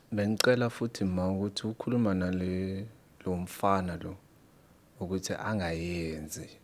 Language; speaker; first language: Zulu; non-native, local second language; Tsonga